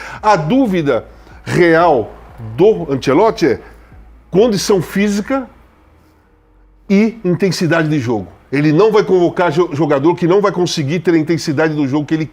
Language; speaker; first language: Portuguese; native; Portuguese